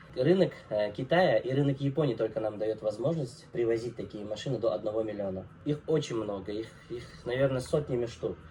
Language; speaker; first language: Russian; non-native, local second language; Uzbek